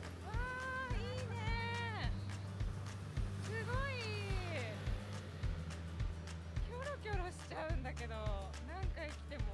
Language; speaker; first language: Japanese; native; Japanese